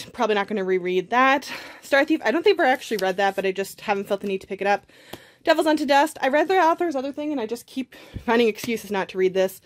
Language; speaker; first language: English; native; English